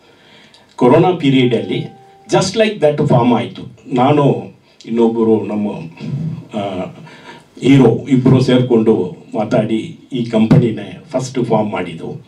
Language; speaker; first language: Kannada; non-native, learner; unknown